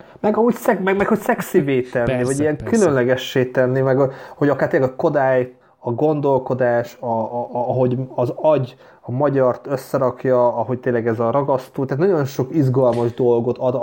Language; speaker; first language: Hungarian; native; Hungarian